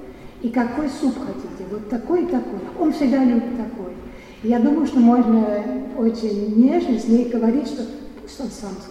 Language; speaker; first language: Russian; non-native, fluent; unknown